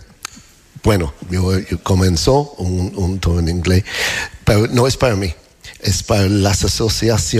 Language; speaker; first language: Spanish; non-native, learner; English